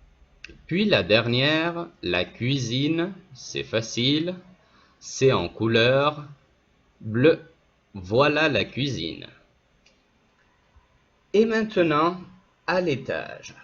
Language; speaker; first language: French; non-native, fluent; Spanish